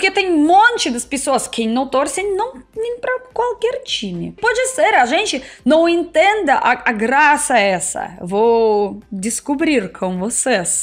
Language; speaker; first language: Portuguese; non-native, learner; Russian